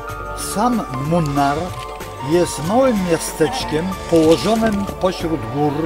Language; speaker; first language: Polish; native; Polish